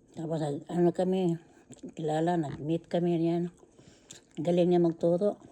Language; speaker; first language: Filipino; non-native, local second language; Cebuano